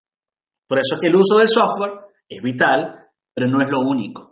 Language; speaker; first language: Spanish; native; Spanish